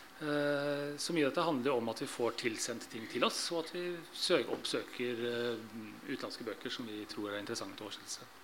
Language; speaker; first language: Norwegian; native; Norwegian